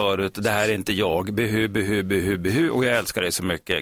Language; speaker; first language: Swedish; native; Swedish